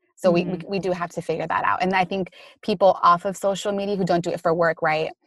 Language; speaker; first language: English; native; English